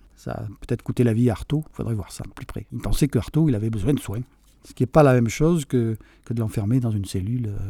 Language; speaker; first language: French; early bilingual, other home language; Catalan